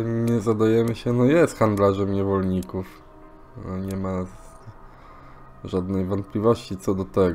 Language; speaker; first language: Polish; native; Polish